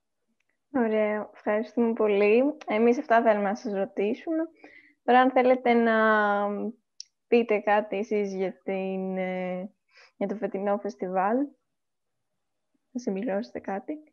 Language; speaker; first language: Greek; native; Greek